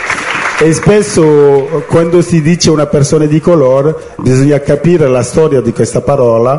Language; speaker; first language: Italian; non-native, fluent; French